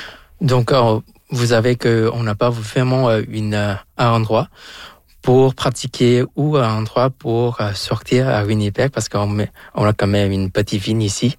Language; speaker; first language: French; non-native, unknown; Vietnamese